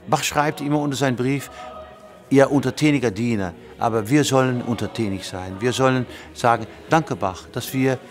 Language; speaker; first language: German; non-native, fluent; Dutch